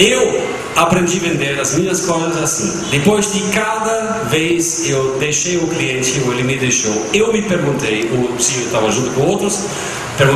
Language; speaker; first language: Portuguese; non-native, fluent; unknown